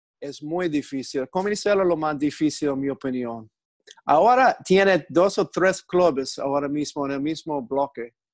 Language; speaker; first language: Spanish; non-native, learner; English